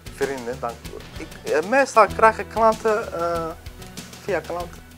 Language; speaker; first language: Dutch; non-native, learner; Turkish